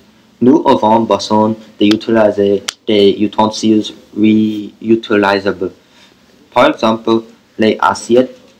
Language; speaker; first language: French; non-native, learner; English